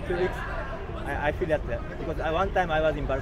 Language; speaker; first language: English; non-native, learner; Japanese